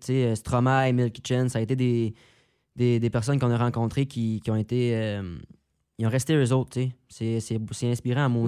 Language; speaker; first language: French; native; French